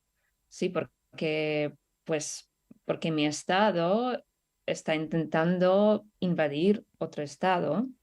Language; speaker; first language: Spanish; non-native, fluent; Russian